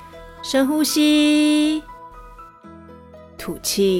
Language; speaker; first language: Chinese; native; Chinese